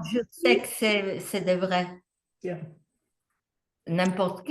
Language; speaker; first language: French; non-native, fluent; Czech